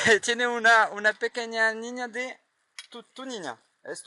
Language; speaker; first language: Spanish; non-native, learner; French